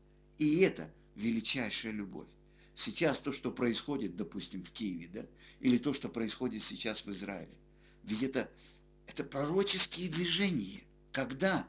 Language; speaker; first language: Russian; native; Russian